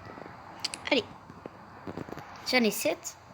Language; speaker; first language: French; native; French